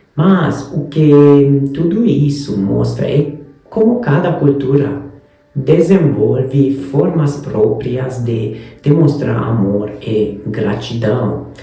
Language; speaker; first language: Portuguese; non-native, fluent; Hungarian